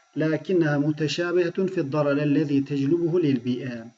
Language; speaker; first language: Arabic; non-native, fluent; Turkish